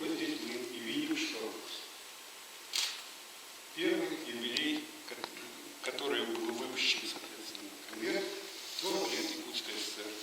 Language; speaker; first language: Russian; native; Russian